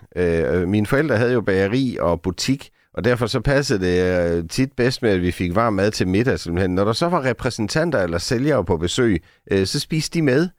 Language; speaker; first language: Danish; native; Danish